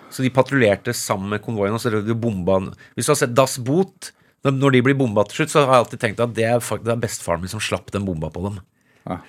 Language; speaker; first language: Norwegian; early bilingual, other home language; English